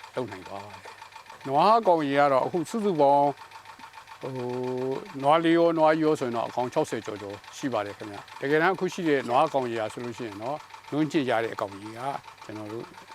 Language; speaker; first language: Burmese; native; Burmese